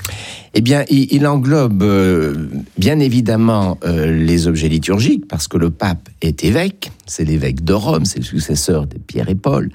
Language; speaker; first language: French; native; French